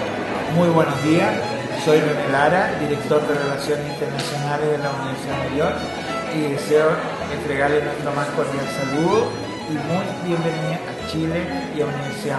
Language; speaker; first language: Spanish; native; Spanish